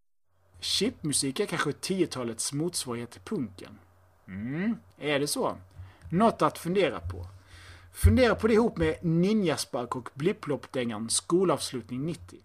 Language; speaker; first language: Swedish; native; Swedish